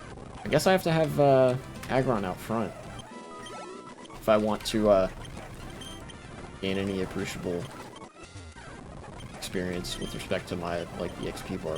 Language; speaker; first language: English; native; English